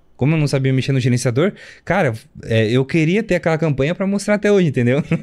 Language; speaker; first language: Portuguese; native; Portuguese